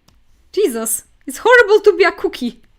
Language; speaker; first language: English; non-native, fluent; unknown